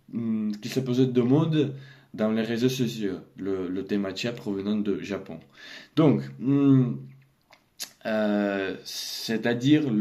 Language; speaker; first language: French; non-native, learner; Russian